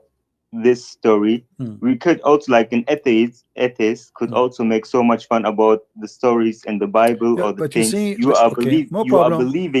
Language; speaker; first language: English; non-native, fluent; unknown